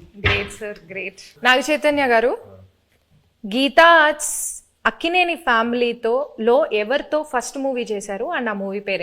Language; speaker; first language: Telugu; native; Telugu